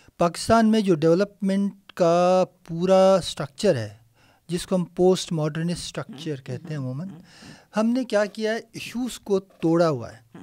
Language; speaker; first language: Urdu; non-native, local second language; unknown